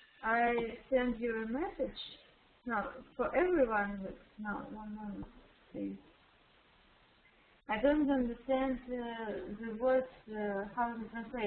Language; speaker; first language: English; non-native, learner; Russian